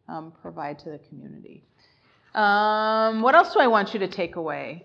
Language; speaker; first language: English; native; English